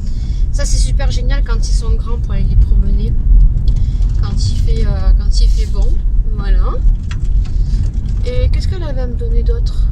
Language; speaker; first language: French; native; French